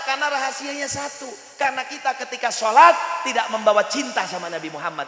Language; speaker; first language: Malay; non-native, local second language; Sundanese